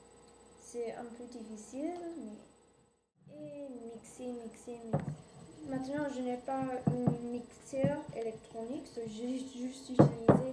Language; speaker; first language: French; non-native, learner; English